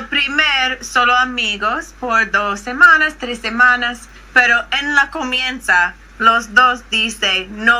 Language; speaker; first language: Spanish; non-native, learner; English